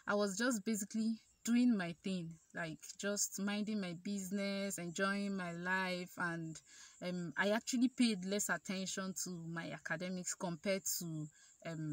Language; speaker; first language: English; non-native, local second language; Igbo